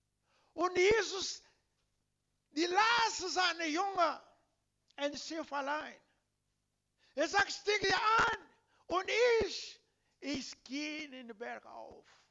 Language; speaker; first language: German; non-native, learner; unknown